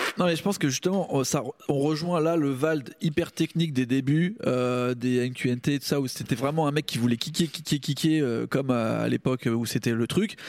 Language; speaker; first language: French; native; French